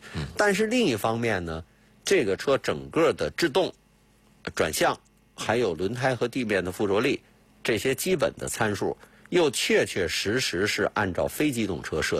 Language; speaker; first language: Chinese; native; Chinese